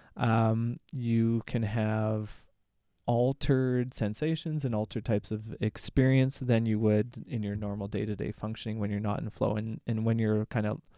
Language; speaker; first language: English; native; English